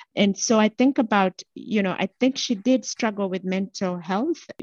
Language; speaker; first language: English; non-native, local second language; Gusii